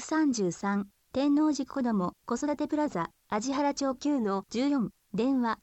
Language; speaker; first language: Japanese; native; Japanese